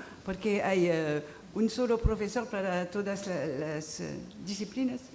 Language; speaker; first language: Spanish; non-native, fluent; French